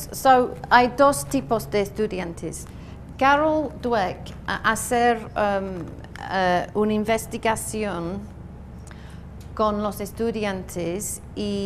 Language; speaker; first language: Spanish; non-native, learner; English